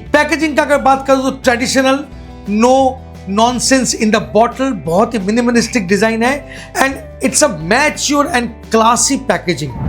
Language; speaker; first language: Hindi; non-native, local second language; Bangla